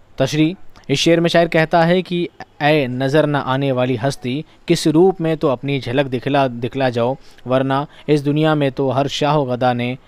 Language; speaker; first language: Hindi; native; Hindi